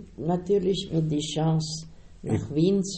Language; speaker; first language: German; non-native, learner; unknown